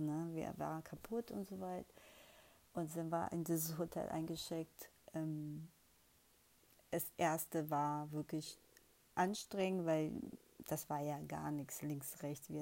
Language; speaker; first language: German; non-native, fluent; Portuguese